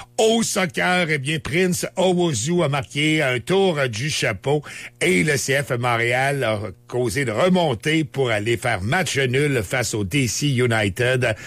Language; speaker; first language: French; native; French